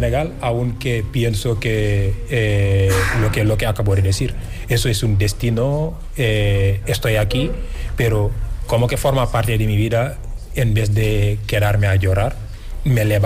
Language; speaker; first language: Spanish; non-native, fluent; Wolof